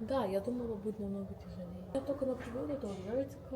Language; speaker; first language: Russian; native; Russian